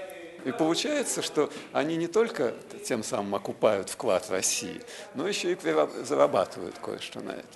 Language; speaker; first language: Russian; native; Russian